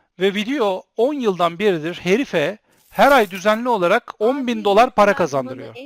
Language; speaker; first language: Turkish; native; Turkish